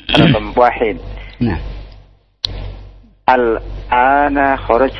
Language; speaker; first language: Arabic; non-native, learner; Indonesian